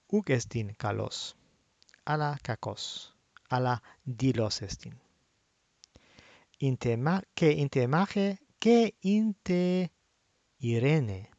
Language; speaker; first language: Greek; non-native, fluent; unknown